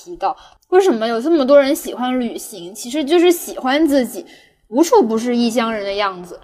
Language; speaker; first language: Chinese; non-native, local second language; Cantonese